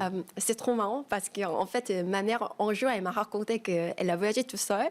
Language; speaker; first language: French; non-native, fluent; Korean